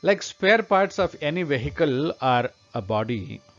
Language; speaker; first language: English; non-native, local second language; Kannada